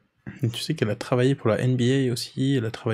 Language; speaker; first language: French; native; French